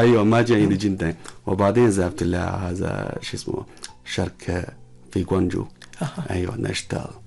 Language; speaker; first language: Arabic; non-native, learner; Chinese